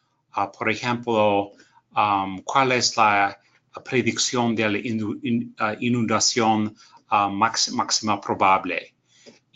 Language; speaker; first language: Spanish; non-native, learner; English